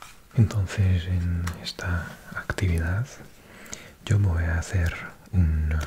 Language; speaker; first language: Spanish; non-native, learner; Welsh